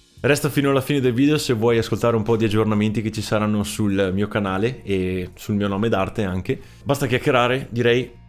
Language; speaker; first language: Italian; native; Italian